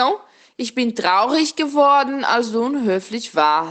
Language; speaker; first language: German; non-native, fluent; Portuguese